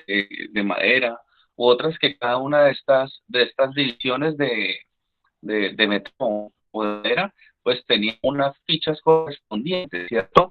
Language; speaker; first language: Spanish; native; Spanish